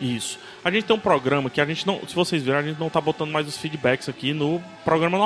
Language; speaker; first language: Portuguese; native; Portuguese